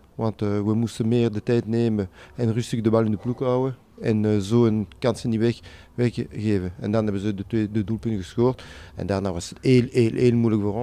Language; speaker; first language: Dutch; non-native, local second language; French